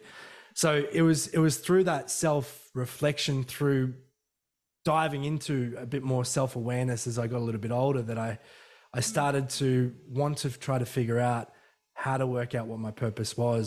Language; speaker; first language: English; native; English